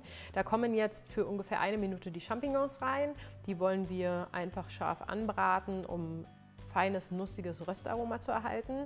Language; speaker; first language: German; native; German